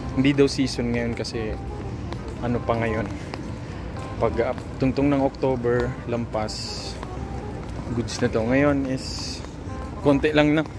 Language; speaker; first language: Filipino; non-native, local second language; Waray